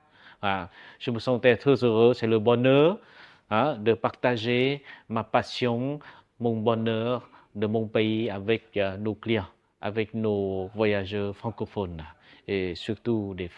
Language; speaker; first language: French; non-native, fluent; Vietnamese